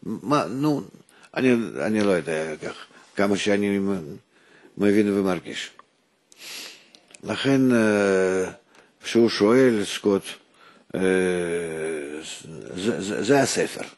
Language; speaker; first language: Hebrew; non-native, fluent; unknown